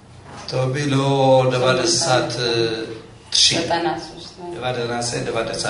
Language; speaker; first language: Czech; non-native, fluent; Amharic